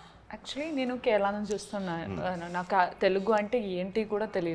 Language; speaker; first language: Telugu; non-native, learner; Malayalam